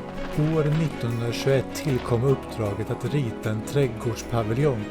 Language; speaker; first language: Swedish; native; Swedish